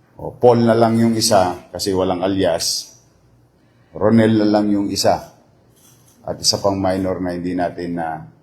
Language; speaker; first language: Filipino; native; Filipino